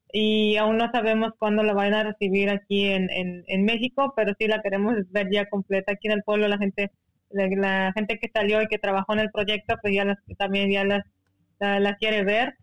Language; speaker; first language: Spanish; non-native, local second language; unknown